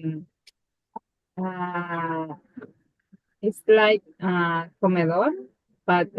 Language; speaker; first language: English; non-native, learner; Spanish